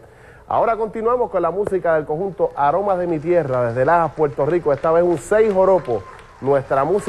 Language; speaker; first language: Spanish; native; Spanish